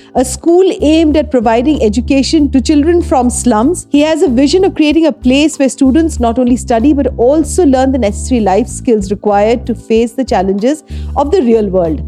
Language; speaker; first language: English; non-native, local second language; Hindi